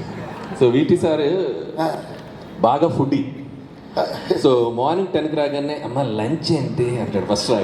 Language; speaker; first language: Telugu; native; Telugu